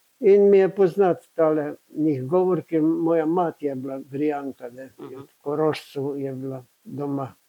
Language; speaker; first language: Slovenian; native; Slovenian